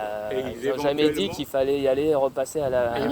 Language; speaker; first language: French; native; French